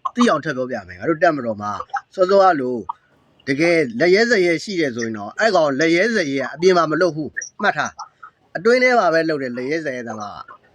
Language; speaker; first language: Burmese; native; Burmese